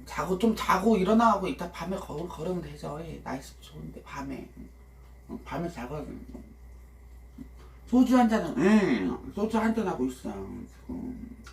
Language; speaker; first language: Korean; native; Korean